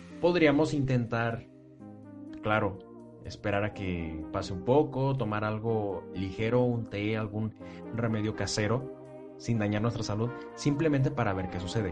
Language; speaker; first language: Spanish; native; Spanish